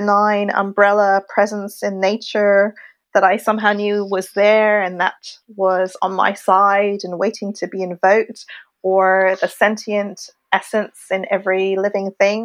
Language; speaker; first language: English; native; English